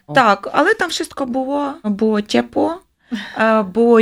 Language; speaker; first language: Ukrainian; non-native, local second language; Russian